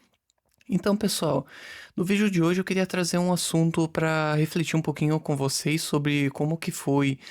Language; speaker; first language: Portuguese; native; Portuguese